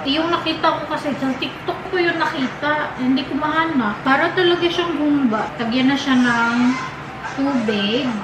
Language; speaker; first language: Filipino; non-native, local second language; Cebuano